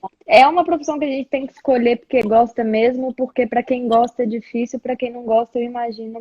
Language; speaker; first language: Portuguese; native; Portuguese